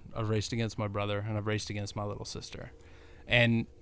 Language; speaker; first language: English; native; English